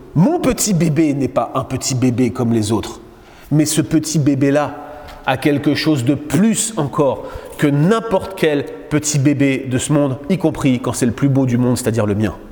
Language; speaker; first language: French; native; French